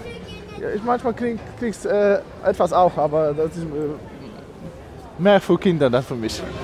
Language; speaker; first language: German; non-native, learner; Polish